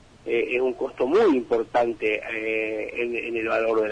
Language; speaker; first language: Spanish; native; Spanish